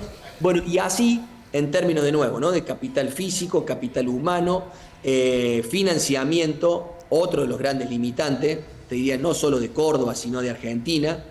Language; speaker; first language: Spanish; native; Spanish